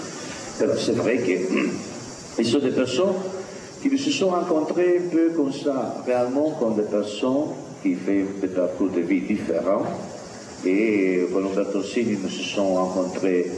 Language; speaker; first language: French; non-native, fluent; Italian